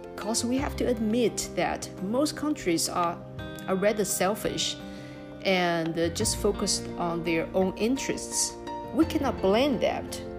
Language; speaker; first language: English; non-native, fluent; Chinese